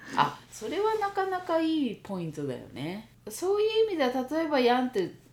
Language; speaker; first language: Japanese; early bilingual, heritage; Japanese